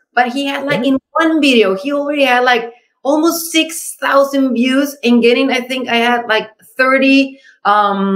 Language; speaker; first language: English; non-native, fluent; Spanish